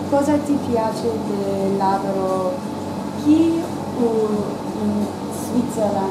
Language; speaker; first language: Italian; non-native, learner; English